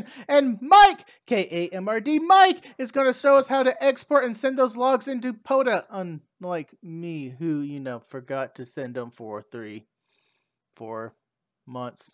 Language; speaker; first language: English; native; English